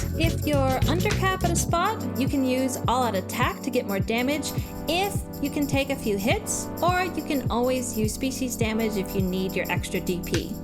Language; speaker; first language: English; native; English